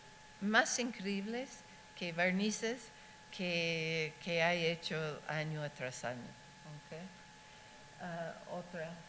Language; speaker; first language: Spanish; non-native, fluent; English